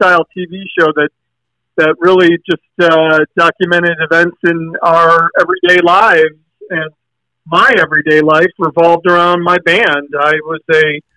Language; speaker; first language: English; native; English